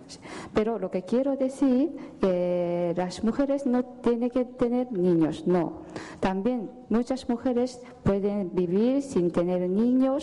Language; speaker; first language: Spanish; non-native, fluent; Japanese